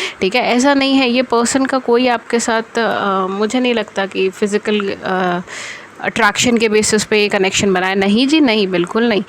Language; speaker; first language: Hindi; native; Hindi